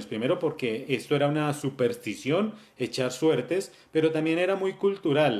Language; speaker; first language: Spanish; native; Spanish